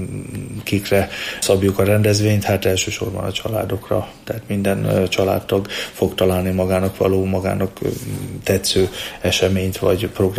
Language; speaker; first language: Hungarian; native; Hungarian